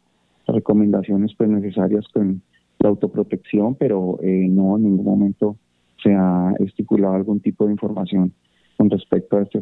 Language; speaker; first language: Spanish; native; Spanish